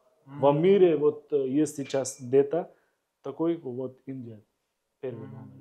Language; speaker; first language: Russian; non-native, learner; Hindi